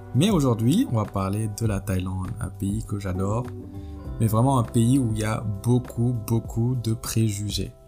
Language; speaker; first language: French; non-native, local second language; Wolof